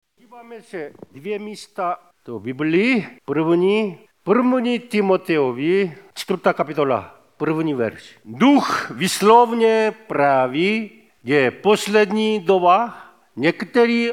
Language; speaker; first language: Czech; non-native, fluent; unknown